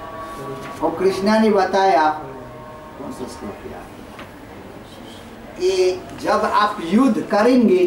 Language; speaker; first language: Hindi; non-native, learner; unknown